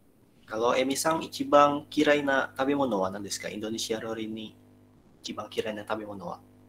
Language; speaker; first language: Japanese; non-native, learner; Indonesian